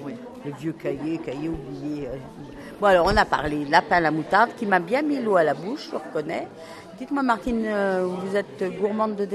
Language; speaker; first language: French; native; French